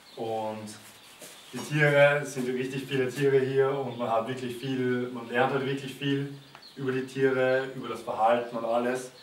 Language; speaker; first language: German; native; German